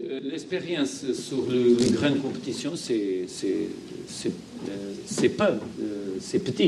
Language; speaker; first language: French; non-native, learner; Portuguese